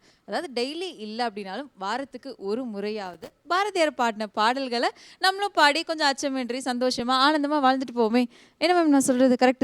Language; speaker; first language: Tamil; native; Tamil